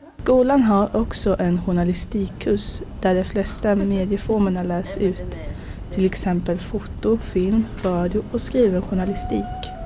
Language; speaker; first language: Swedish; native; Swedish